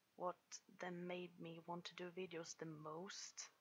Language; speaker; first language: English; non-native, fluent; Swedish